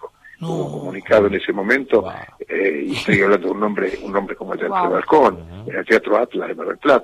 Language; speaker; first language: Spanish; native; Spanish